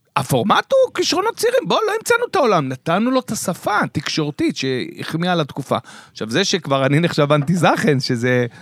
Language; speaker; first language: Hebrew; native; Hebrew